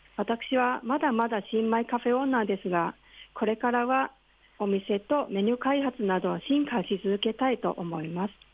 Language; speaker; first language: Japanese; non-native, fluent; Cantonese